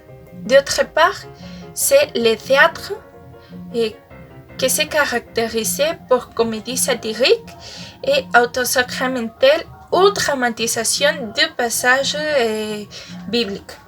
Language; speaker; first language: French; non-native, learner; Spanish